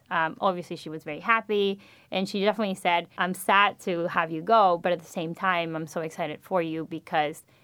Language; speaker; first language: English; non-native, fluent; Spanish